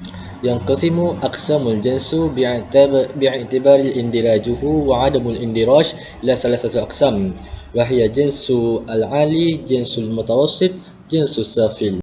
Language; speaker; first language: Arabic; non-native, learner; Malay